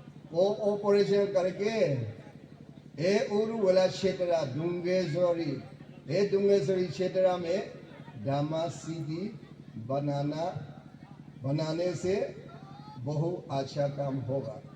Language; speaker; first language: Hindi; non-native, fluent; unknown